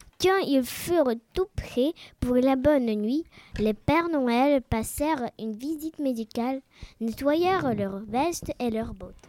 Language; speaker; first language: French; non-native, learner; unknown